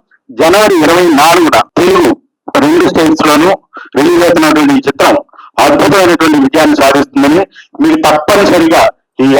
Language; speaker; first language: Telugu; native; Telugu